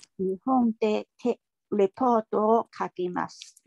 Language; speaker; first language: Japanese; non-native, learner; Chinese